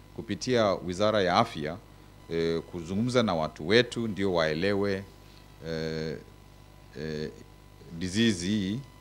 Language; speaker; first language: Swahili; non-native, local second language; Kamba